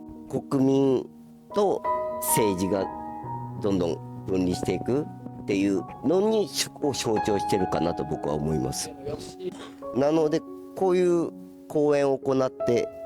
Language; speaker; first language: Japanese; native; Japanese